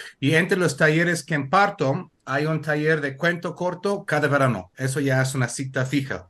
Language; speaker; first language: Spanish; non-native, fluent; English